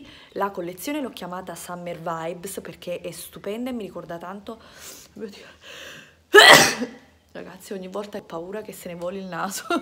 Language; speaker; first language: Italian; native; Italian